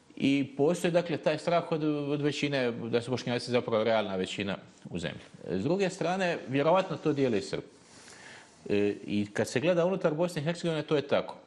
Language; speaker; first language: Bosnian; native; Bosnian